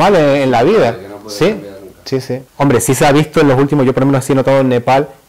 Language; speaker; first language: Spanish; native; Spanish